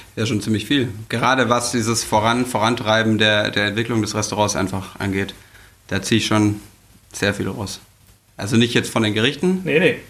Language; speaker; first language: German; native; German